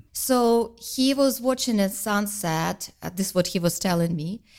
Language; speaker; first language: English; non-native, fluent; Russian